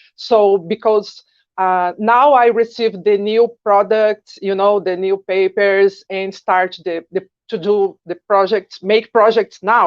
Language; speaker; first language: English; non-native, learner; Portuguese